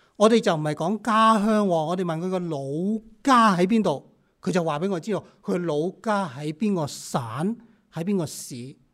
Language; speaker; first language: Chinese; non-native, local second language; Cantonese